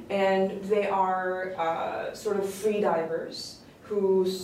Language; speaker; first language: English; early bilingual, other home language; Korean